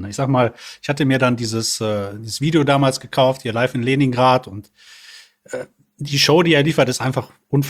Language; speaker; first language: German; native; German